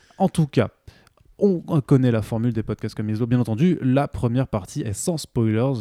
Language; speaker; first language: French; native; French